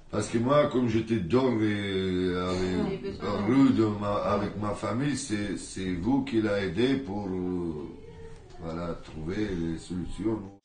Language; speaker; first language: French; non-native, learner; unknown